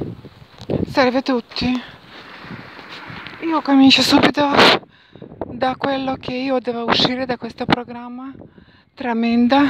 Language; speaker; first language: Italian; non-native, learner; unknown